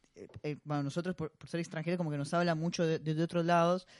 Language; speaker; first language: Spanish; native; Spanish